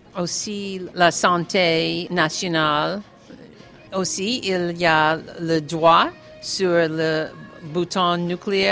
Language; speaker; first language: French; non-native, learner; English